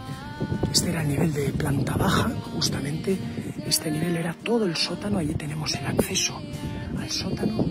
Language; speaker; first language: Spanish; native; Spanish